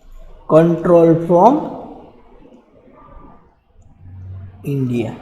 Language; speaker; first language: English; non-native, local second language; Gujarati